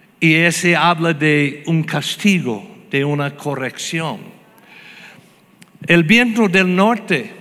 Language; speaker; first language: Spanish; non-native, fluent; English